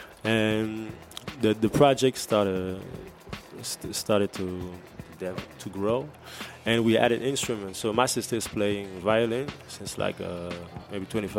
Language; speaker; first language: English; non-native, fluent; French